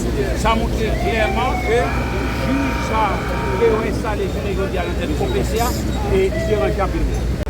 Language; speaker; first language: French; non-native, local second language; Haitian Creole